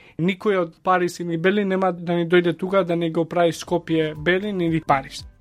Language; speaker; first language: Macedonian; non-native, local second language; Albanian